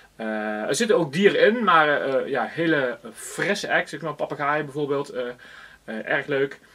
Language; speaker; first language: Dutch; native; Dutch